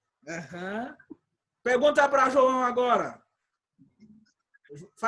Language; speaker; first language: Portuguese; non-native, fluent; Haitian Creole